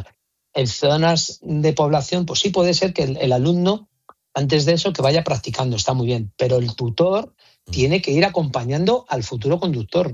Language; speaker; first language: Spanish; native; Spanish